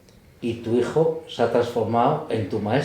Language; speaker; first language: Spanish; native; Spanish